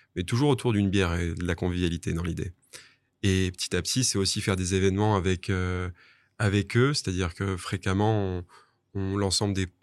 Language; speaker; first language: French; native; French